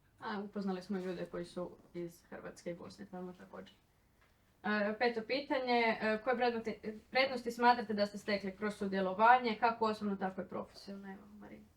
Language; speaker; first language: Croatian; native; Croatian